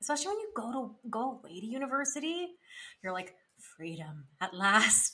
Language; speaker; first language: English; native; English